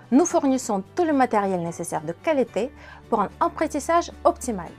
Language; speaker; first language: French; non-native, fluent; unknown